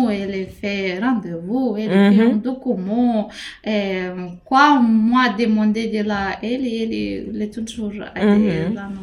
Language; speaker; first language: French; non-native, learner; Romanian